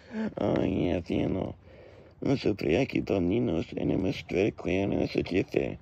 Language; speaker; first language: Spanish; non-native, learner; English